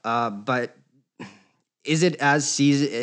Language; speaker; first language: English; native; English